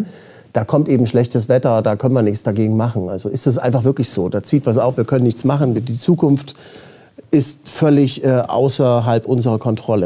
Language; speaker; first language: German; native; German